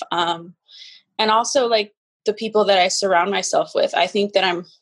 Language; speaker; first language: English; native; English